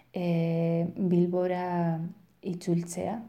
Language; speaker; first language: Basque; non-native, local second language; Spanish